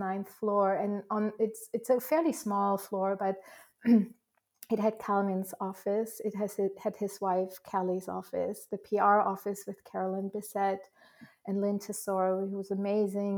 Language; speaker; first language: English; non-native, fluent; German